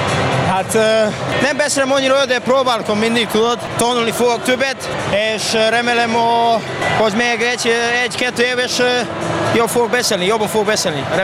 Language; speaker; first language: Hungarian; non-native, learner; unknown